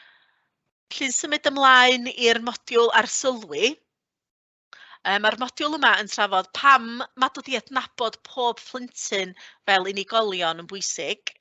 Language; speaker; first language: Welsh; native; Welsh